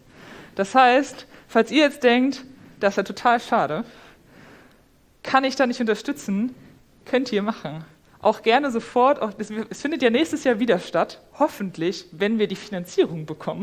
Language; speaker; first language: German; native; German